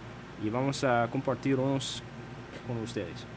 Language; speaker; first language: Spanish; non-native, learner; English